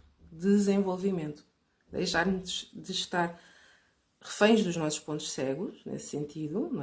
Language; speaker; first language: Portuguese; native; Portuguese